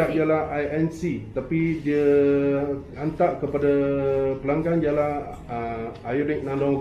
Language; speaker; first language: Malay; non-native, local second language; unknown